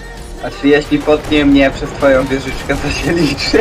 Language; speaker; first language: Polish; native; Polish